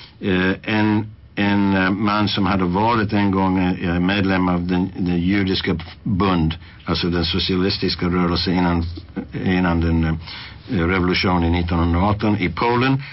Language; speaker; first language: Swedish; non-native, fluent; English